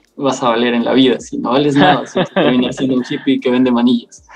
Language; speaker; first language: Spanish; native; Spanish